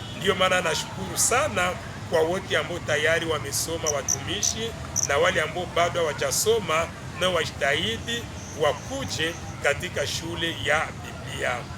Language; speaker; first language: Swahili; non-native, local second language; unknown